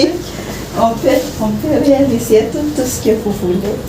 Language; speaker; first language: French; non-native, learner; Malagasy